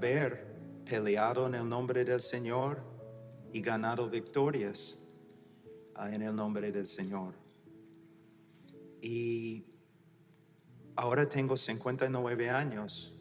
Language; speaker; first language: Spanish; non-native, fluent; English